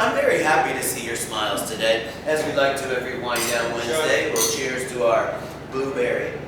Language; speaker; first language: English; native; English